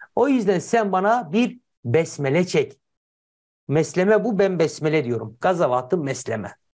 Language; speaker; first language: Turkish; native; Turkish